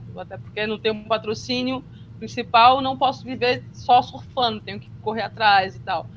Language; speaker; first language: Portuguese; native; Portuguese